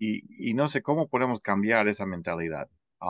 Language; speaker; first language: Spanish; non-native, fluent; English